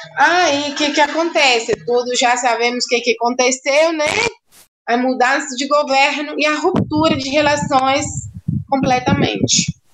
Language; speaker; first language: Portuguese; non-native, fluent; Spanish